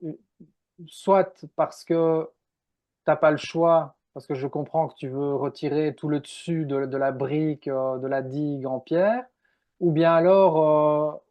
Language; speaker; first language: French; native; French